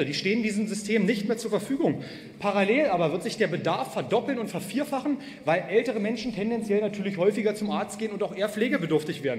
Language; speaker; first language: German; native; German